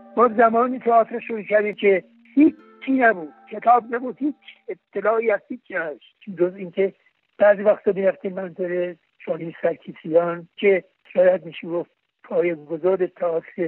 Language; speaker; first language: Persian; native; Persian